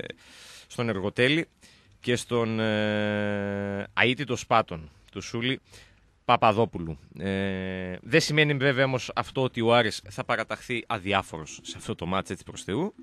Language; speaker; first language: Greek; native; Greek